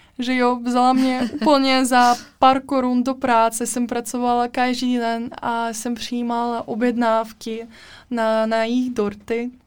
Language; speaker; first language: Czech; non-native, fluent; Russian